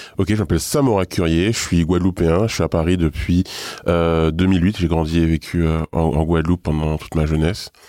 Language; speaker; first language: French; native; French